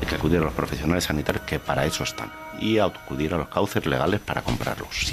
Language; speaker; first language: Spanish; native; Spanish